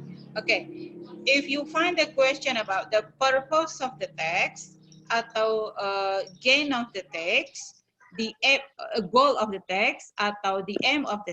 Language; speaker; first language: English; non-native, fluent; Indonesian